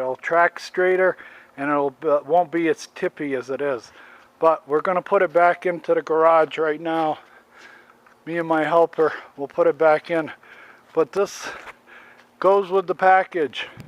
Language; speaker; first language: English; native; English